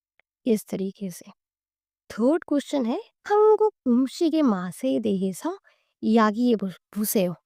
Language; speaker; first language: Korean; non-native, learner; Hindi